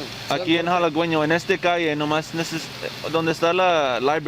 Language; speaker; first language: Spanish; early bilingual, heritage; English